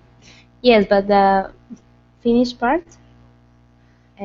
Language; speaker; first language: English; non-native, learner; Spanish